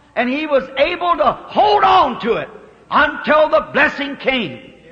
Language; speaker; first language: English; native; English